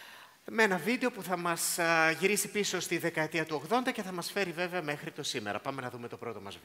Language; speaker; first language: Greek; native; Greek